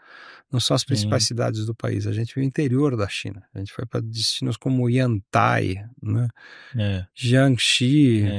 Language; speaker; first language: Portuguese; native; Portuguese